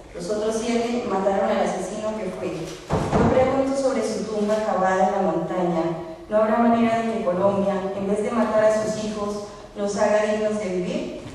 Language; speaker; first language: Spanish; native; Spanish